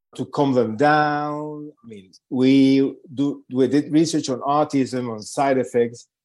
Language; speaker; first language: English; non-native, fluent; Spanish